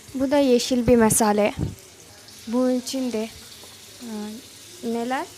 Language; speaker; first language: Turkish; non-native, learner; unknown